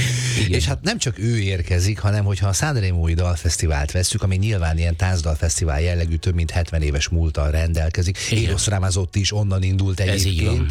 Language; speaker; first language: Hungarian; native; Hungarian